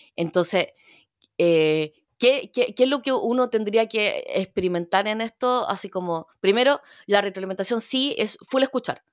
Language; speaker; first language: Spanish; early bilingual, other home language; Korean